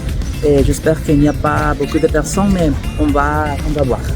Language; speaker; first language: French; non-native, learner; Spanish